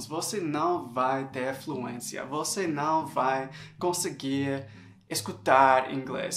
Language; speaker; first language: Portuguese; non-native, fluent; English